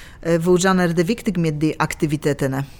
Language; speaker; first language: Norwegian; non-native, fluent; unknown